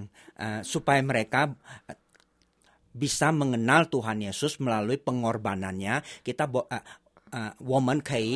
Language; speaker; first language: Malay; non-native, local second language; Chinese